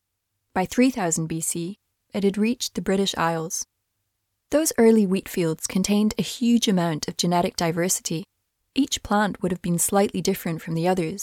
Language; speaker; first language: English; native; English